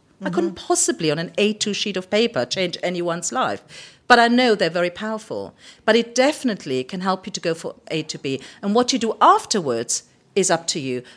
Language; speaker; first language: English; early bilingual, other home language; German